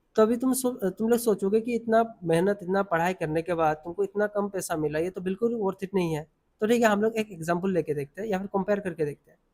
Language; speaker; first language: Hindi; non-native, local second language; Assamese